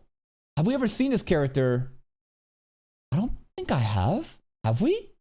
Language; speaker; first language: English; native; English